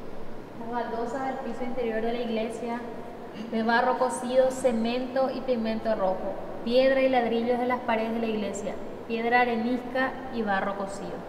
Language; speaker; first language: Spanish; native; Spanish